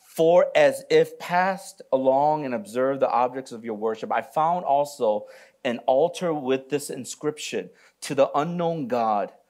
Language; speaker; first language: English; native; English